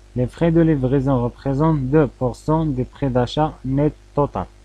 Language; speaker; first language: French; non-native, local second language; Arabic